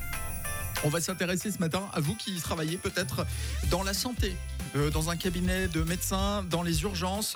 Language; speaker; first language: French; native; French